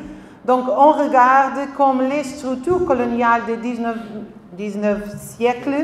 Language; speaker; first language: French; non-native, learner; Spanish